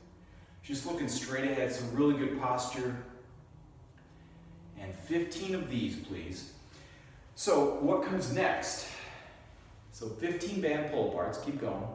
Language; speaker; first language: English; native; English